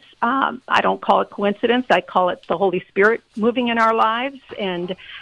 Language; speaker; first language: English; native; English